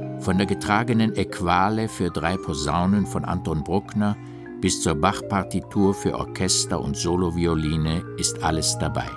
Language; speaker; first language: German; native; German